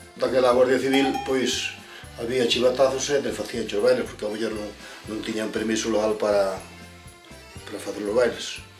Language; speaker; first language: Galician; native; Galician